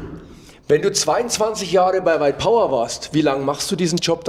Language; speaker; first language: German; native; German